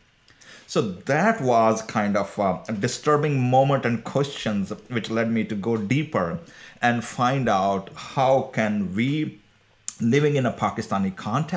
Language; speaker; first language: English; non-native, local second language; Punjabi